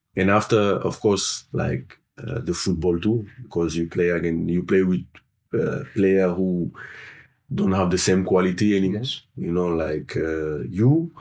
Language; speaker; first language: English; non-native, fluent; French